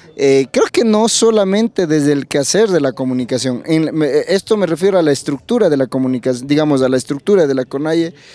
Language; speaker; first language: Spanish; native; Spanish